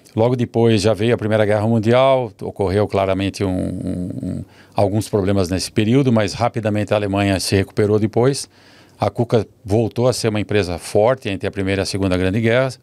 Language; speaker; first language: Portuguese; early bilingual, other home language; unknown